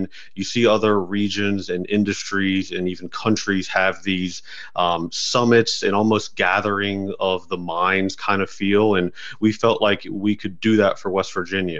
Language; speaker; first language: English; native; English